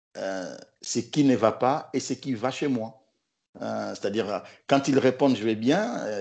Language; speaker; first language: French; non-native, local second language; Lingala